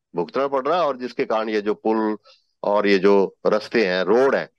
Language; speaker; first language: Hindi; native; Hindi